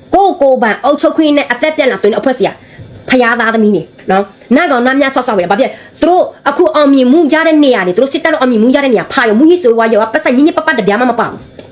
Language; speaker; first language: Burmese; non-native, local second language; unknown